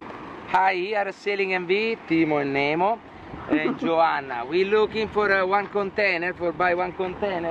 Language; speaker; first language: English; non-native, learner; Italian